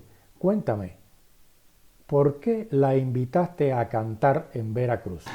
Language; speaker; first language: Spanish; native; Spanish